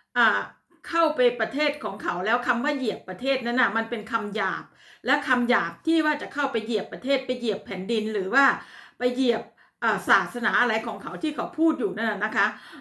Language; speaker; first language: Thai; native; Thai